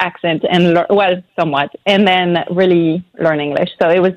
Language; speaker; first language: English; non-native, fluent; French